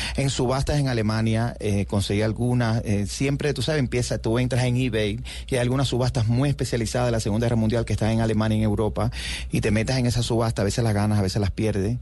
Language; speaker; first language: Spanish; native; Spanish